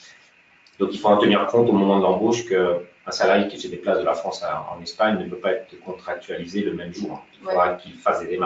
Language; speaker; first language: French; native; French